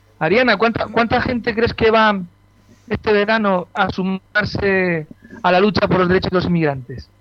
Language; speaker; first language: Spanish; native; Spanish